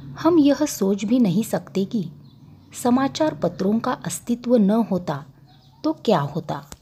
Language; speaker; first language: Hindi; non-native, local second language; Marathi